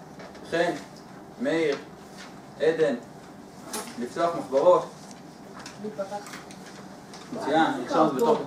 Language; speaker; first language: Hebrew; native; Hebrew